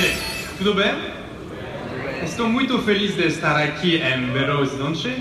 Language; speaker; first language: Portuguese; non-native, learner; French